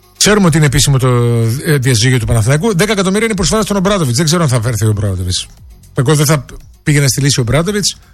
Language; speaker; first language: Greek; early bilingual, other home language; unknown